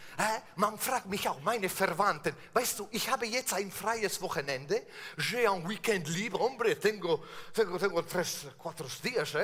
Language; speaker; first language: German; non-native, fluent; Italian